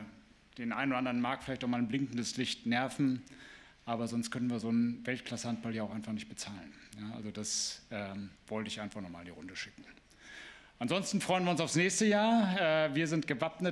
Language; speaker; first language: German; native; German